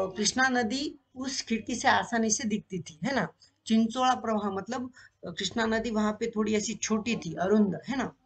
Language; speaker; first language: Hindi; non-native, local second language; Marathi